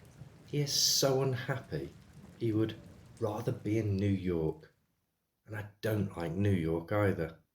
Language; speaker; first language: English; native; English